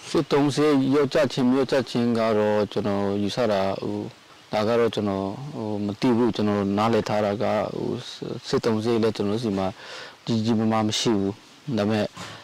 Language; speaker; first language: Burmese; non-native, local second language; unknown